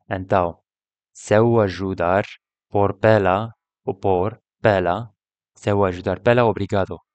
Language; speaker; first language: Portuguese; non-native, learner; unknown